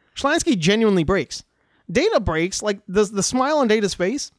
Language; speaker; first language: English; native; English